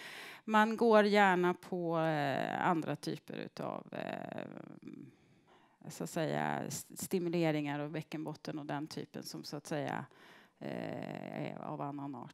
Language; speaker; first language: Swedish; native; Swedish